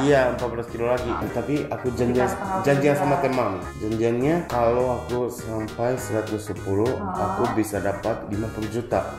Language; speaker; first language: Indonesian; non-native, learner; Japanese